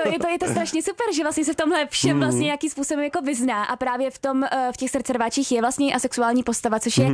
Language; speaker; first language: Czech; native; Czech